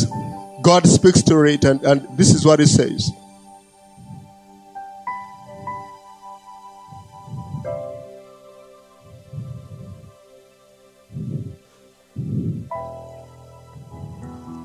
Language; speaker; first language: English; non-native, local second language; Nyanja